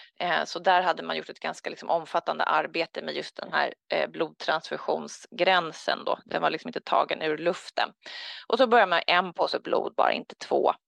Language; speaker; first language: Swedish; native; Swedish